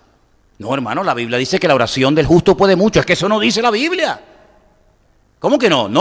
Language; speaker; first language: Spanish; native; Spanish